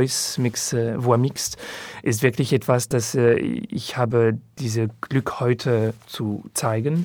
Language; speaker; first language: German; non-native, learner; French